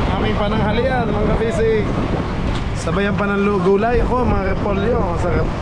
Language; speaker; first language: Filipino; non-native, local second language; Cebuano